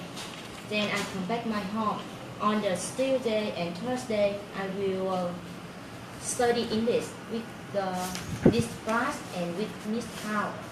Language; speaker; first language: English; non-native, learner; Vietnamese